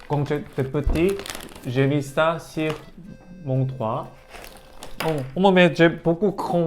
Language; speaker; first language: French; non-native, learner; Korean